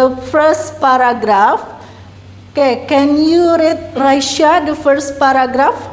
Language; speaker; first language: English; non-native, learner; Indonesian